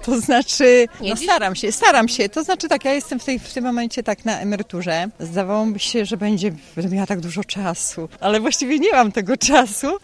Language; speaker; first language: Polish; native; Polish